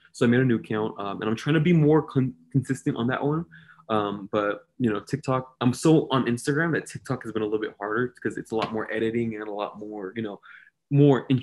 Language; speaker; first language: English; native; English